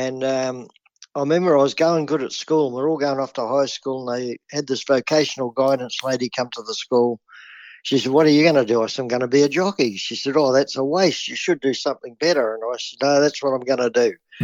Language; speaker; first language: English; native; English